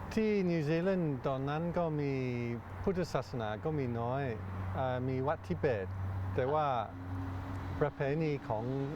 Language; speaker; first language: Thai; non-native, fluent; English